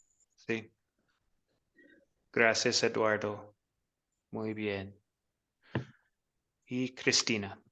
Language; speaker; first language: Spanish; non-native, fluent; English